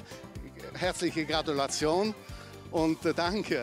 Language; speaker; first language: German; native; German